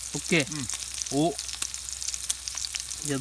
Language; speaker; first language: Japanese; native; Japanese